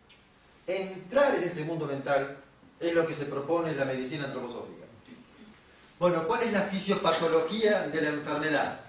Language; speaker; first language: Spanish; native; Spanish